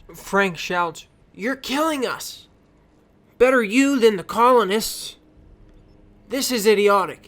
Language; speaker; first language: English; native; English